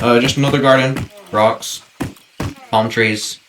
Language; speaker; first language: English; native; English